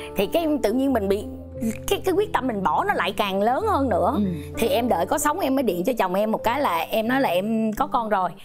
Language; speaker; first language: Vietnamese; non-native, local second language; Khmer